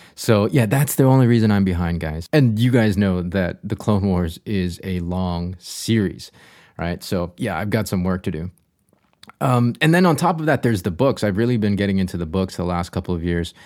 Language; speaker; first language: English; native; English